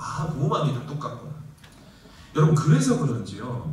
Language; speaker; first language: Korean; native; Korean